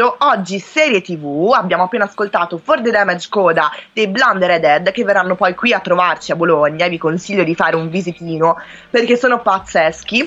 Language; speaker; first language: Italian; native; Italian